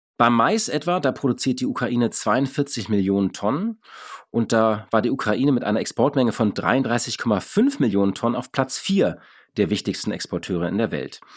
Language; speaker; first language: German; native; German